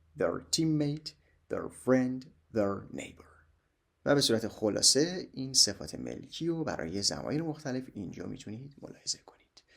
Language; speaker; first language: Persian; native; Persian